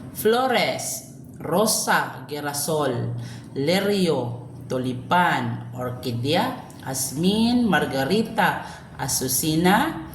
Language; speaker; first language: Spanish; non-native, learner; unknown